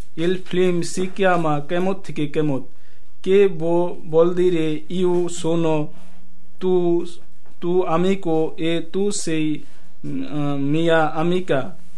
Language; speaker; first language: Italian; non-native, learner; Bangla